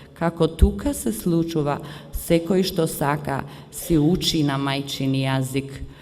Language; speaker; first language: Macedonian; early bilingual, heritage; Macedonian